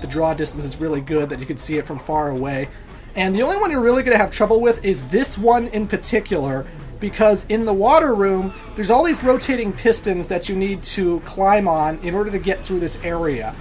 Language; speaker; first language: English; native; English